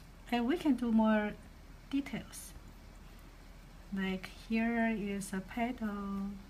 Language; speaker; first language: English; non-native, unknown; Chinese